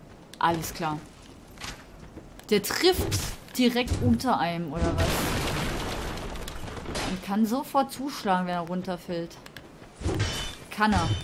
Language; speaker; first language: German; native; German